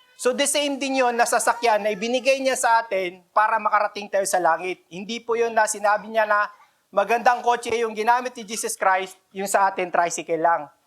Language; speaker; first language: Filipino; non-native, local second language; Cebuano